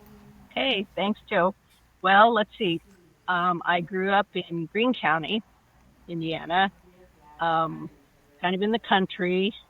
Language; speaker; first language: English; native; English